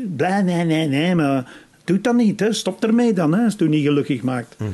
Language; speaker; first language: Dutch; non-native, fluent; English